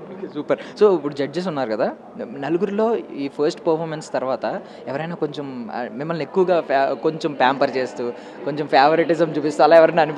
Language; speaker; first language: Telugu; native; Telugu